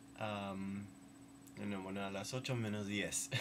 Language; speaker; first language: Spanish; non-native, learner; English